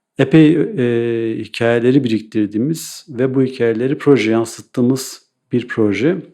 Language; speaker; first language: Turkish; native; Turkish